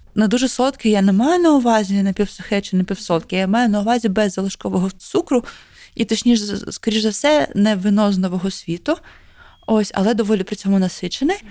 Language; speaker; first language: Ukrainian; native; Ukrainian